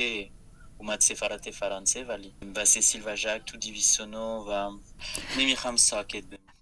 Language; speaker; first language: Persian; non-native, fluent; French